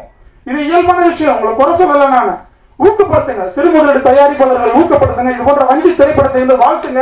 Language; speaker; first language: Tamil; native; Tamil